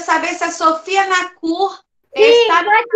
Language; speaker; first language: Portuguese; native; Portuguese